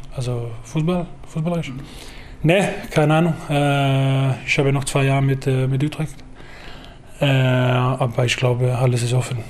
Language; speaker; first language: German; non-native, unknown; Danish